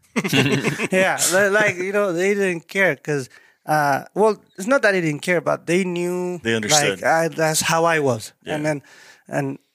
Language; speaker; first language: English; non-native, fluent; Tigrinya